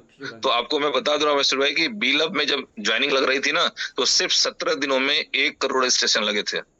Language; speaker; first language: Hindi; native; Hindi